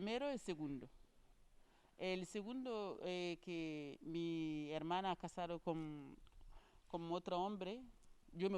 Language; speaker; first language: Spanish; non-native, learner; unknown